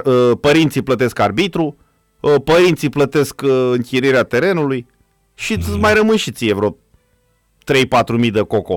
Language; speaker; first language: Romanian; native; Romanian